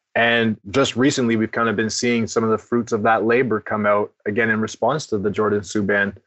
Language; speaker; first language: English; native; English